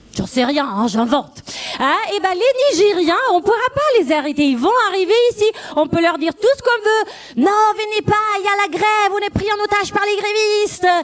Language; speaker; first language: French; non-native, fluent; Italian